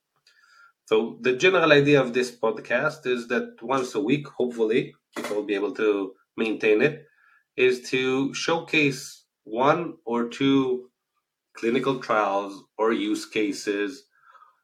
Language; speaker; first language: English; non-native, fluent; Hebrew